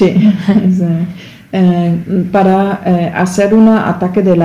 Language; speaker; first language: Spanish; non-native, learner; German